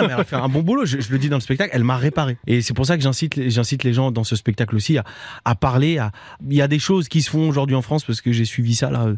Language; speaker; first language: French; native; French